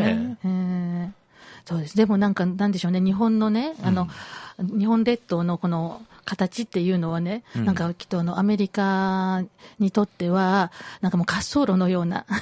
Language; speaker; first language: Japanese; native; Japanese